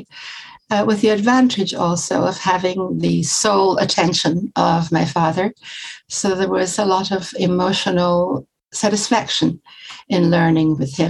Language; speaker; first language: English; native; English